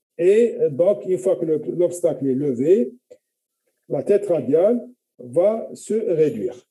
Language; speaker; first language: French; non-native, local second language; Arabic